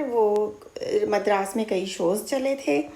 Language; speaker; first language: Hindi; native; Hindi